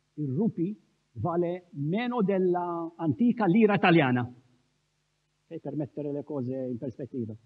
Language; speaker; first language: Italian; non-native, fluent; Maltese